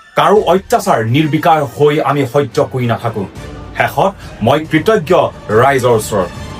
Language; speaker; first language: Assamese; non-native, local second language; Karbi